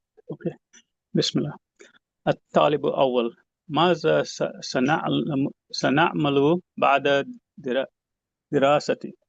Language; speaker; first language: Arabic; non-native, learner; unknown